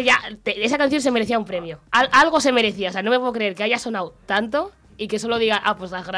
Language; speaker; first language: Spanish; native; Spanish